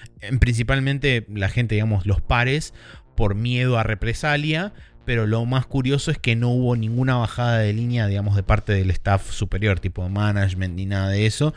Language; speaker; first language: Spanish; native; Spanish